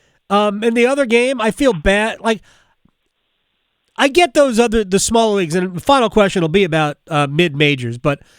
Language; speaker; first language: English; native; English